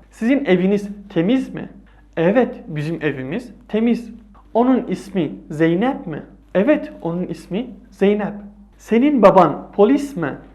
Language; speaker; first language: Turkish; non-native, fluent; Persian